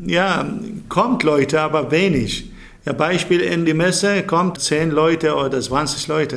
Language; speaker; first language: German; non-native, learner; Arabic